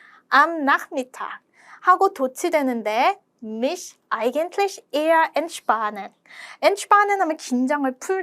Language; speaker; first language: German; non-native, fluent; Korean